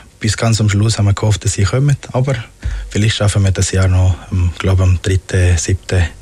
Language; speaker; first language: German; non-native, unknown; Spanish